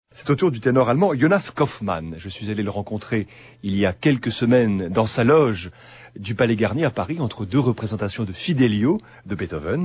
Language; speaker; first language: French; native; French